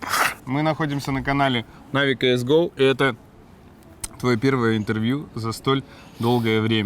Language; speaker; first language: Russian; native; Russian